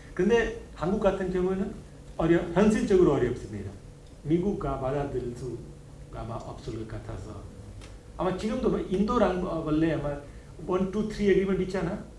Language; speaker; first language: Korean; non-native, learner; Hindi